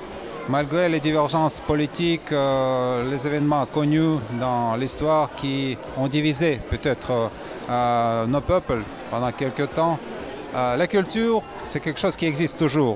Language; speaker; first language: French; non-native, fluent; Russian